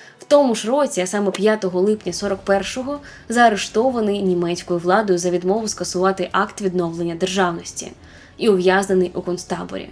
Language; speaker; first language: Ukrainian; non-native, local second language; Russian